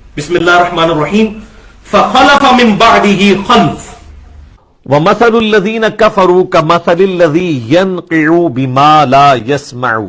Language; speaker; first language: Urdu; non-native, local second language; Punjabi